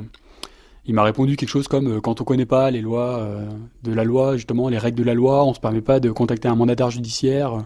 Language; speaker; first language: French; native; French